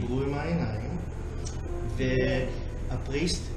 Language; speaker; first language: Hebrew; early bilingual, heritage; English